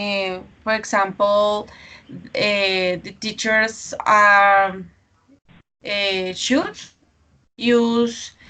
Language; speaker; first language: English; non-native, learner; Spanish